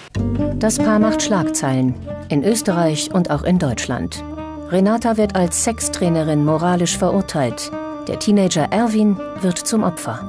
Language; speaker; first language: German; native; German